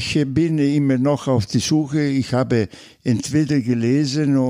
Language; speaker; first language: German; non-native, fluent; Italian